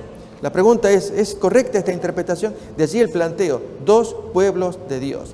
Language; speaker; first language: Spanish; native; Spanish